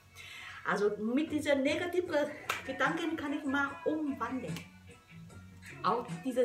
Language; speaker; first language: German; non-native, learner; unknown